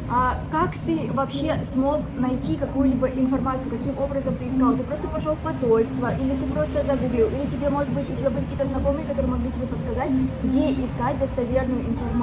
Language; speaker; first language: Russian; native; Russian